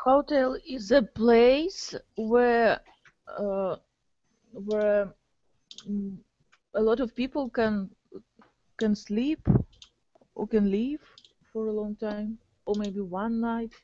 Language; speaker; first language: English; non-native, fluent; Russian